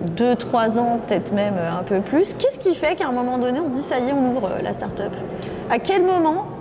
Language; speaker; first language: French; native; French